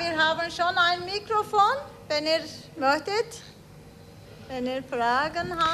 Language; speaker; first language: German; non-native, learner; Turkish